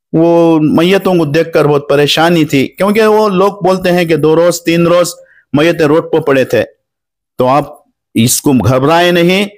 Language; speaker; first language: Urdu; native; Urdu